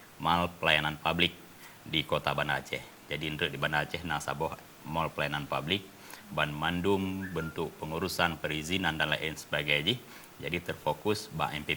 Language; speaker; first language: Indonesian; non-native, local second language; Achinese